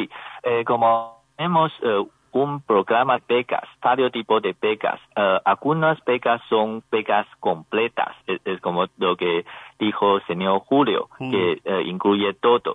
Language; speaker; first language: Spanish; non-native, learner; Chinese